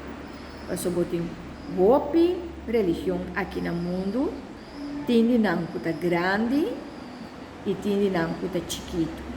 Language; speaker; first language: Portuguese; non-native, learner; Papiamento